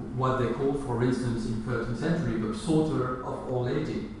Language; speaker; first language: English; non-native, fluent; French